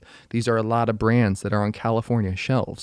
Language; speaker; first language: English; native; English